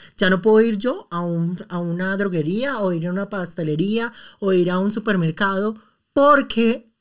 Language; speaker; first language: Spanish; native; Spanish